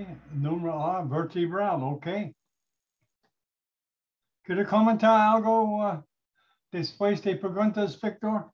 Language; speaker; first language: Spanish; non-native, learner; English